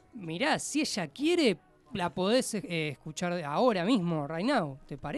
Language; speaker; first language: Spanish; native; Spanish